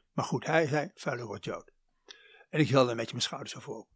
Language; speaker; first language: Dutch; native; Dutch